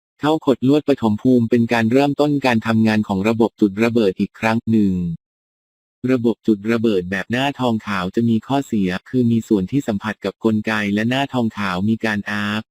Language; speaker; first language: Thai; native; Thai